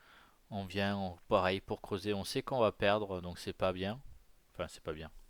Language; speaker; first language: French; native; French